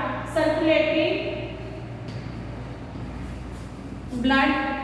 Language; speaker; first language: English; non-native, local second language; Hindi